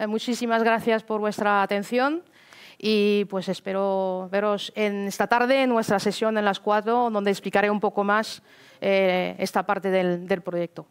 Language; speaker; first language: Spanish; non-native, fluent; French